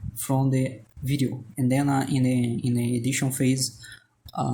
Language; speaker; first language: English; non-native, fluent; Portuguese